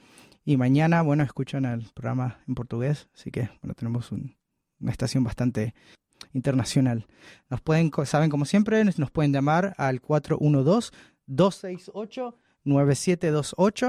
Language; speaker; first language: Spanish; native; Spanish